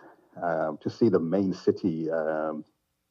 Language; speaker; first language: English; non-native, local second language; Shona